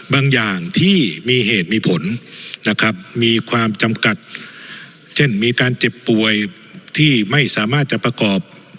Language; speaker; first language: Thai; native; Thai